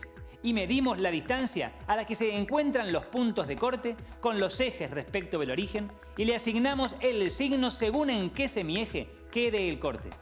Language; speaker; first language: Spanish; native; Spanish